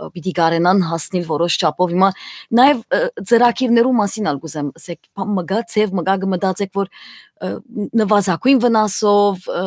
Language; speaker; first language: Armenian; native; Armenian